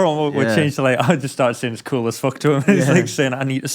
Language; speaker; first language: English; native; English